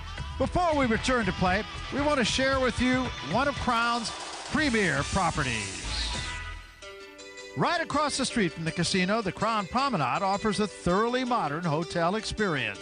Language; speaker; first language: English; native; English